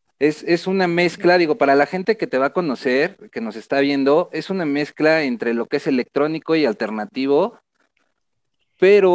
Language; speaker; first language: Spanish; native; Spanish